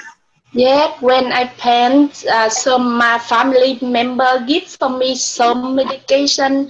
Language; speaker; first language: English; non-native, learner; Vietnamese